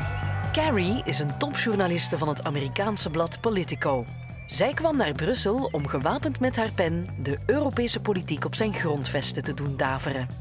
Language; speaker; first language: Dutch; native; Dutch